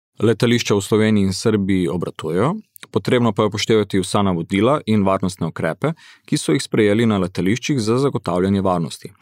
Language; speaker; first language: Slovenian; early bilingual, heritage; Slovenian